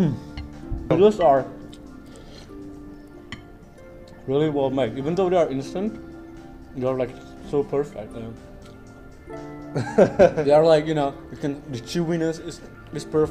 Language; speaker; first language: English; non-native, fluent; Vietnamese